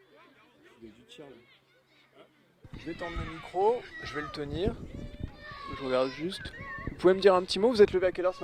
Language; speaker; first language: French; native; French